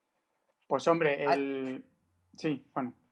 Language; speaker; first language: Spanish; native; Spanish